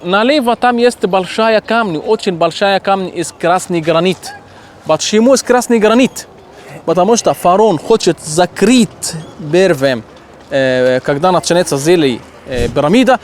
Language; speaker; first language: Russian; non-native, learner; Arabic